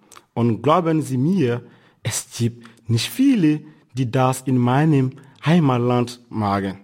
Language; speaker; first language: German; non-native, fluent; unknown